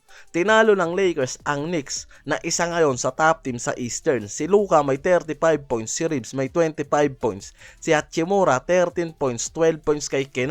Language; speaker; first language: Filipino; native; Filipino